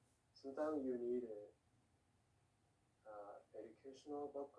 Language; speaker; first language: English; non-native, learner; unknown